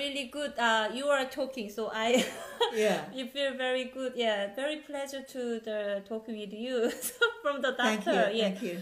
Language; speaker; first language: English; non-native, learner; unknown